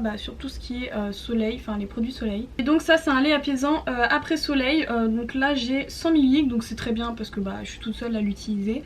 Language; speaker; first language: French; native; French